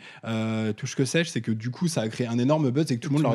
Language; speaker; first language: French; native; French